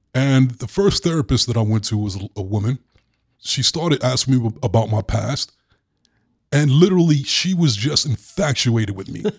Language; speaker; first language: English; native; English